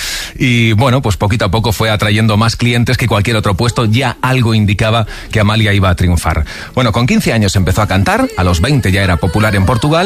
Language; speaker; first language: Spanish; native; Spanish